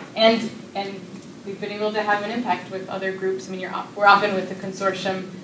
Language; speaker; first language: English; native; English